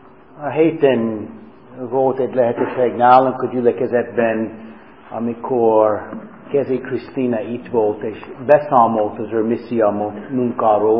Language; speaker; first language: Hungarian; non-native, fluent; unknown